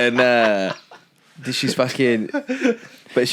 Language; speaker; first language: English; native; English